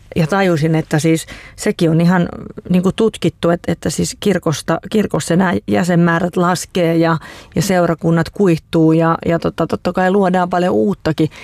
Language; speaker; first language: Finnish; native; Finnish